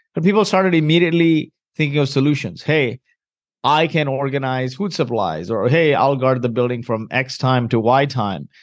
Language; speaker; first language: English; early bilingual, heritage; Arabic